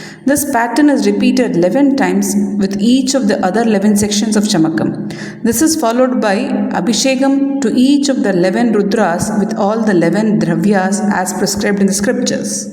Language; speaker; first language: English; non-native, local second language; Tamil